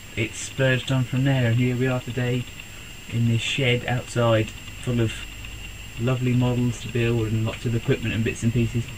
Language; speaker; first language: English; native; English